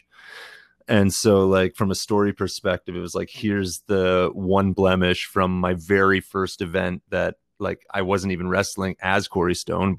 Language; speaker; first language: English; native; English